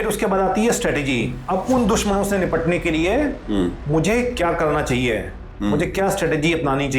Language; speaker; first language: Hindi; native; Hindi